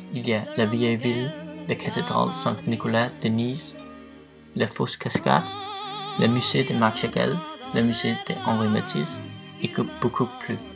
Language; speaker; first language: French; non-native, learner; Danish